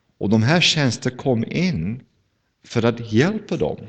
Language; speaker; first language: Swedish; non-native, fluent; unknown